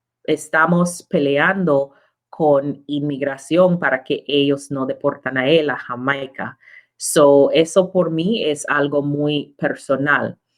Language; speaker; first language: Spanish; non-native, learner; English